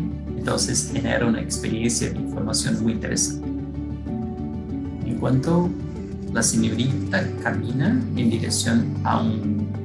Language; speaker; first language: Spanish; non-native, fluent; Portuguese